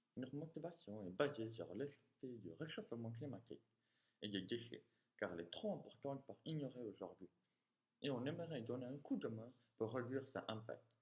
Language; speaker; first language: French; non-native, fluent; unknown